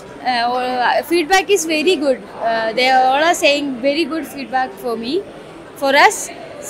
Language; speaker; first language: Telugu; non-native, learner; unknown